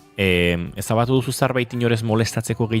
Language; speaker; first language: Basque; native; Basque